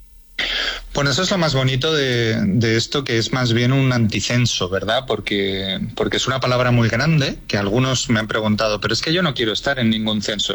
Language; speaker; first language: Spanish; native; Spanish